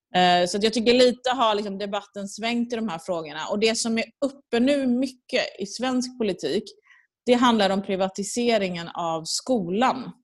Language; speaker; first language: Swedish; early bilingual, other home language; Persian